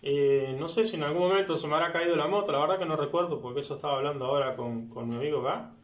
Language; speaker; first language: Spanish; native; Spanish